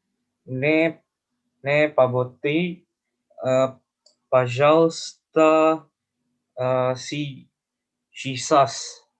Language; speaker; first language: Russian; non-native, learner; Indonesian